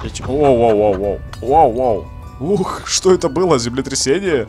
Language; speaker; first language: Russian; native; Russian